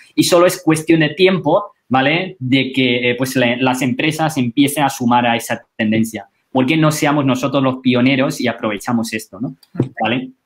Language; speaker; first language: Spanish; non-native, fluent; Chinese